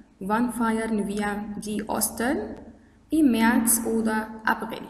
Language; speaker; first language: German; non-native, fluent; Arabic